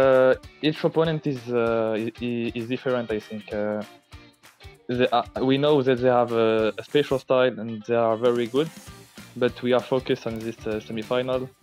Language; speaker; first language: English; non-native, fluent; French